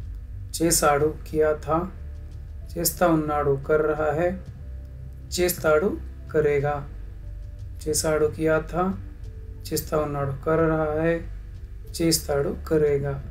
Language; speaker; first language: Hindi; non-native, learner; Telugu